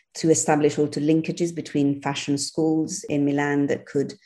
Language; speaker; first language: English; non-native, fluent; Italian